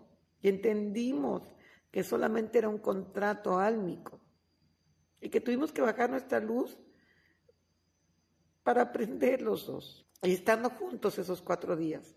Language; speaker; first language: Spanish; native; Spanish